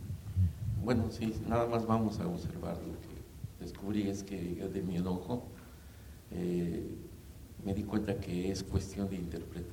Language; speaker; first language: Spanish; native; Spanish